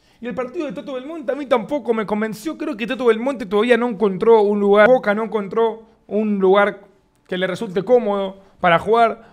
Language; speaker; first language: Spanish; native; Spanish